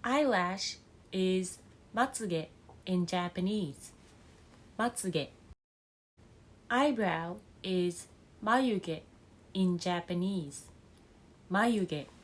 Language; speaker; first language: English; non-native, fluent; Japanese